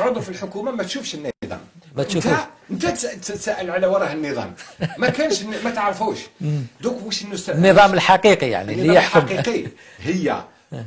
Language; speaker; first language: Arabic; native; Arabic